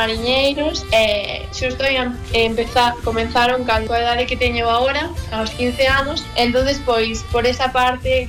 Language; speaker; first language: Galician; native; Galician